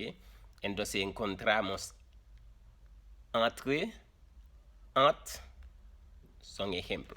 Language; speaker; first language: Spanish; non-native, fluent; Haitian Creole